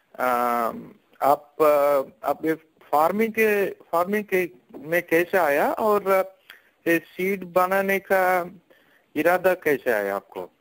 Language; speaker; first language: Hindi; non-native, local second language; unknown